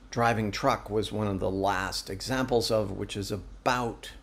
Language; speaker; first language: English; native; English